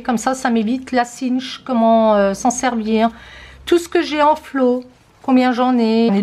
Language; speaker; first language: French; native; French